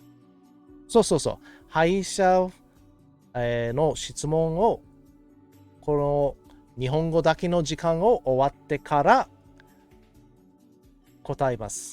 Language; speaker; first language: Japanese; non-native, learner; English